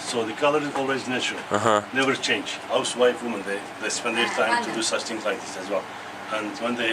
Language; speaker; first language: English; non-native, fluent; Kurdish